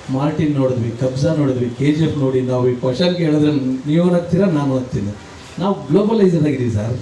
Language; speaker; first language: Kannada; native; Kannada